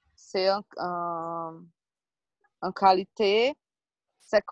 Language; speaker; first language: French; non-native, learner; Portuguese